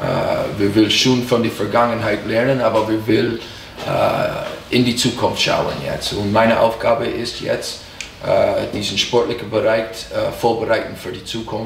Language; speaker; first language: German; non-native, fluent; English